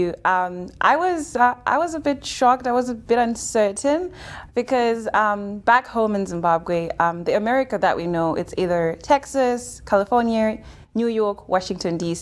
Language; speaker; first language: English; non-native, local second language; Shona